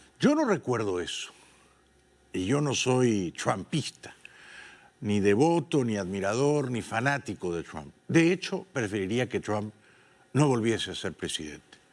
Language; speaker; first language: Spanish; native; Spanish